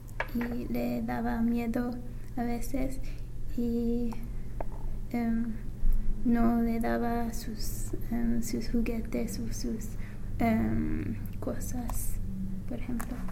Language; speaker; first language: Spanish; non-native, learner; English